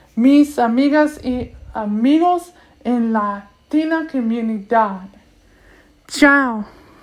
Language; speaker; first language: Spanish; non-native, learner; English